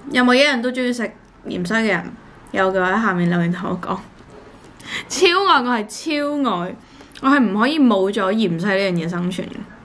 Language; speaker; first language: Cantonese; native; Cantonese